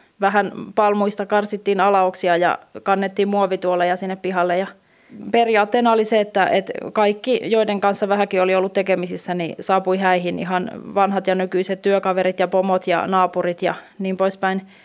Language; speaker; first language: Finnish; native; Finnish